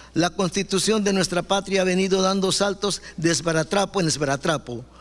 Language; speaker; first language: Spanish; non-native, local second language; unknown